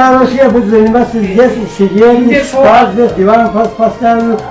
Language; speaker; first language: Russian; non-native, learner; Tajik